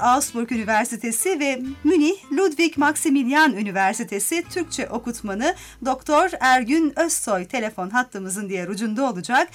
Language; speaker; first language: Turkish; native; Turkish